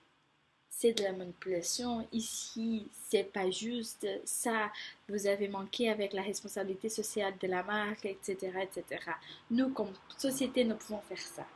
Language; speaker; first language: French; non-native, fluent; Portuguese